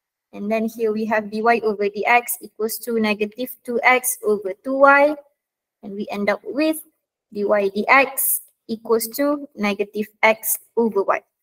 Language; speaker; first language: English; non-native, local second language; Malay